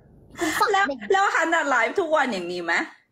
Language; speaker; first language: Thai; non-native, fluent; Korean